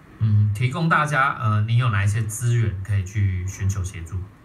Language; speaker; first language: Chinese; native; Chinese